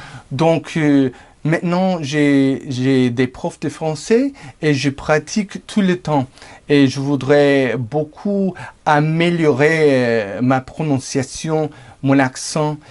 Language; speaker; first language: French; non-native, fluent; English